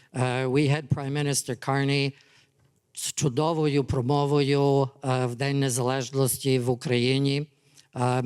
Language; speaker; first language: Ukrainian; early bilingual, heritage; English